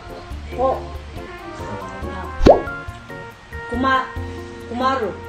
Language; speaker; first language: Japanese; non-native, learner; Filipino